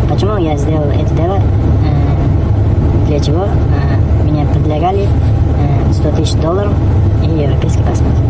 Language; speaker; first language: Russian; non-native, learner; Uzbek